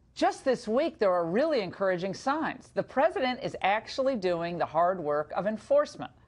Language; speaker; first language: English; native; English